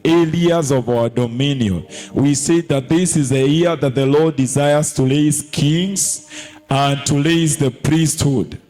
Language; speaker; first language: English; non-native, local second language; Swahili